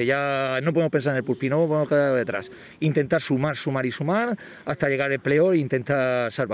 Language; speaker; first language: Spanish; native; Spanish